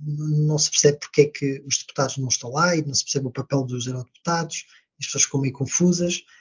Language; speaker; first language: Portuguese; native; Portuguese